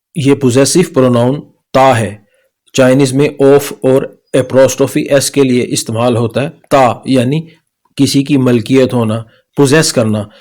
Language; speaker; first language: Urdu; native; Urdu